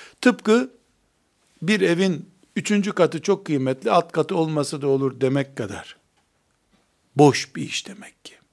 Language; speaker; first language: Turkish; native; Turkish